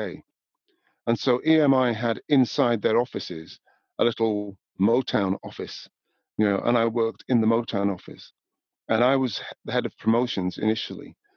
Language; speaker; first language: English; native; English